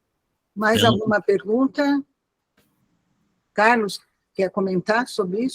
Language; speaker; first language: Portuguese; native; Portuguese